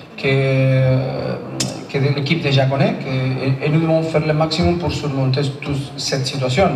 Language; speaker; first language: French; non-native, learner; Spanish